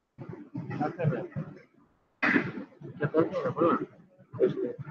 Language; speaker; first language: Hindi; native; Hindi